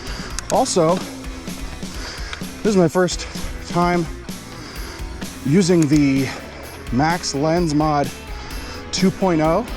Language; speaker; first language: English; native; English